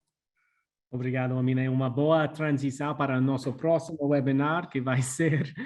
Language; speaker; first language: Portuguese; non-native, fluent; English